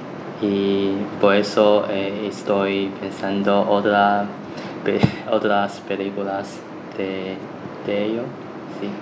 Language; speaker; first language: Spanish; non-native, learner; Chinese